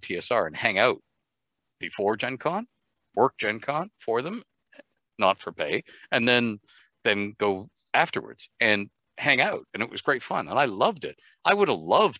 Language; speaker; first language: English; native; English